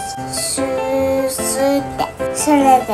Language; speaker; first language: Japanese; native; Japanese